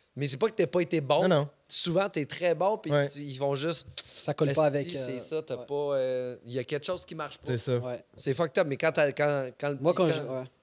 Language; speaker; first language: French; native; French